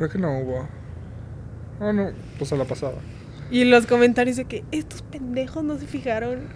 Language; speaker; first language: Spanish; native; Spanish